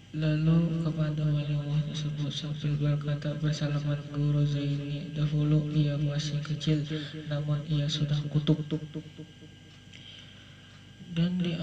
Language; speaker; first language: Indonesian; native; Indonesian